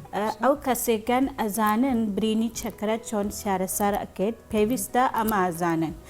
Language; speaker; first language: Central Kurdish; non-native, learner; Persian